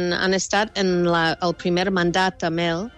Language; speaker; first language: Catalan; non-native, fluent; English